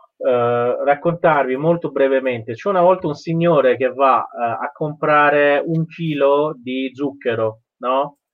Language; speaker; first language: Italian; non-native, fluent; Persian